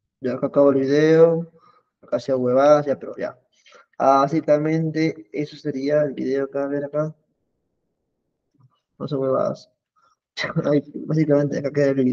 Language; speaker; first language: Spanish; native; Spanish